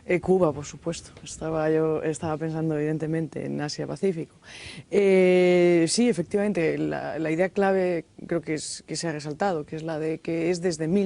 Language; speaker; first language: Spanish; native; Spanish